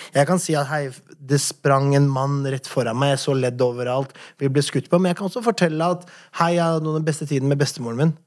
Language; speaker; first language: Norwegian; native; Norwegian